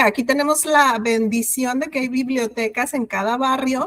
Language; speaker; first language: Spanish; native; Spanish